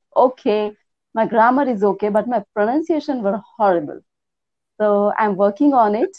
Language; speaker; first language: English; non-native, local second language; Hindi